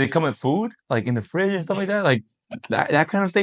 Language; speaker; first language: English; native; English